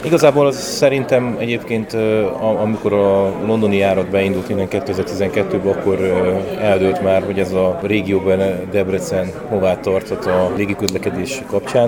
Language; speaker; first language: Hungarian; native; Hungarian